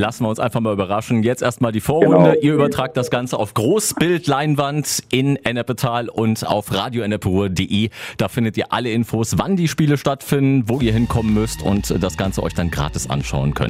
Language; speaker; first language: German; native; German